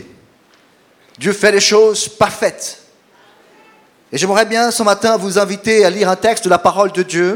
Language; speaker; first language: French; non-native, fluent; Portuguese